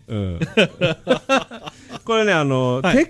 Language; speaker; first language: Japanese; native; Japanese